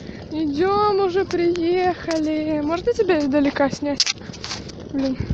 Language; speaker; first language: Russian; native; Russian